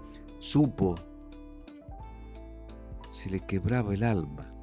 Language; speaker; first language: Spanish; native; Spanish